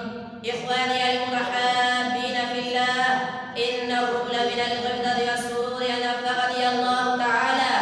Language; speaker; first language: Arabic; non-native, fluent; Urdu